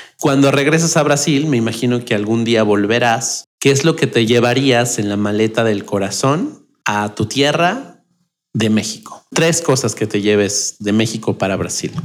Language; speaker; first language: Spanish; native; Spanish